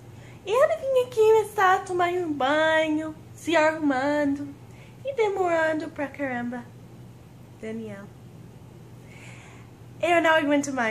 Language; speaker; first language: Portuguese; non-native, learner; English